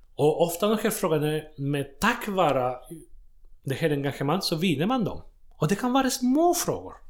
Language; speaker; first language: Swedish; non-native, fluent; Spanish